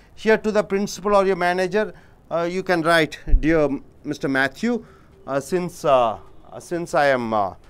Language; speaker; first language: English; non-native, local second language; Tamil